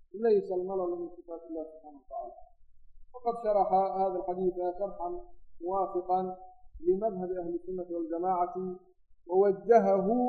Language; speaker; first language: Arabic; non-native, local second language; Somali